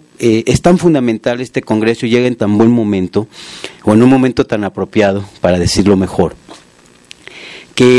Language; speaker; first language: Spanish; native; Spanish